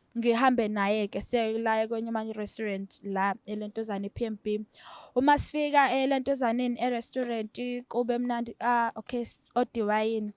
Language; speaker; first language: Zulu; native; Zulu